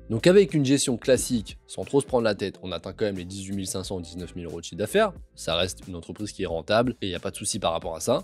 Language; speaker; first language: French; native; French